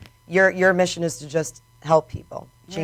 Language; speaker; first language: English; native; English